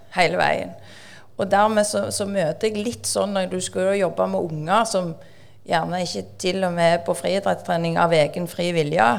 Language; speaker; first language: Norwegian; native; Norwegian